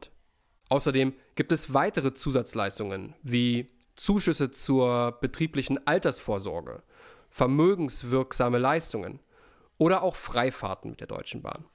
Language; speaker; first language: German; native; German